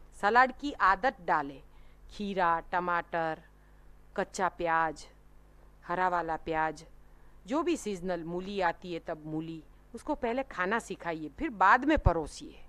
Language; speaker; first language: Hindi; non-native, local second language; Gujarati